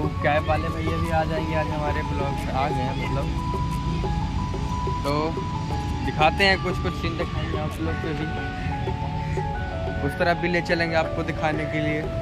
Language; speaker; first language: Hindi; native; Hindi